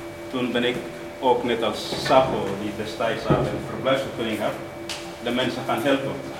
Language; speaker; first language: Dutch; non-native, fluent; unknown